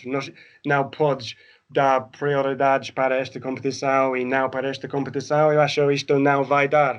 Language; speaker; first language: Portuguese; non-native, fluent; English